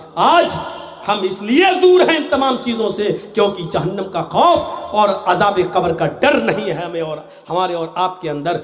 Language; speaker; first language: Urdu; native; Urdu